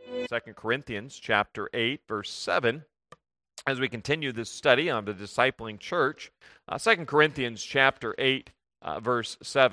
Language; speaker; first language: English; native; English